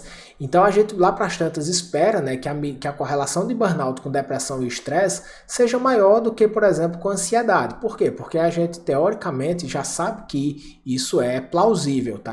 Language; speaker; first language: Portuguese; native; Portuguese